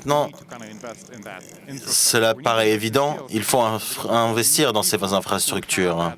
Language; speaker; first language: French; native; French